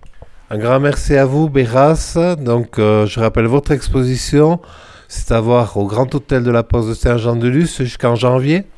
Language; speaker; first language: French; native; French